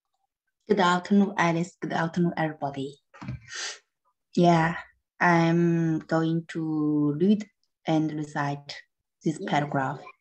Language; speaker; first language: English; non-native, learner; Chinese